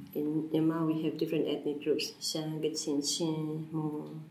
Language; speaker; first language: English; non-native, fluent; Burmese